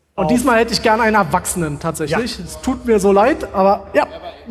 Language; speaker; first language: German; native; German